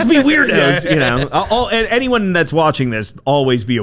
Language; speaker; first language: English; native; English